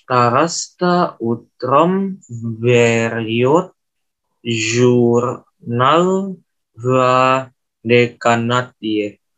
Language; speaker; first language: Russian; non-native, learner; Indonesian